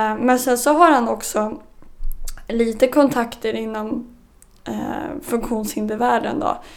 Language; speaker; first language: Swedish; native; Swedish